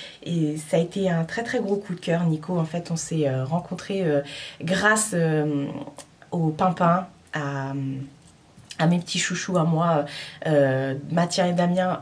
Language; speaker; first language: French; native; French